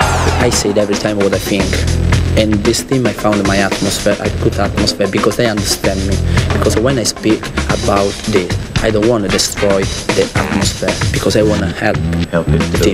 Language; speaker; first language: English; non-native, learner; Italian